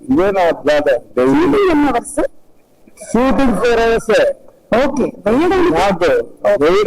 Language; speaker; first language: Telugu; non-native, learner; Tamil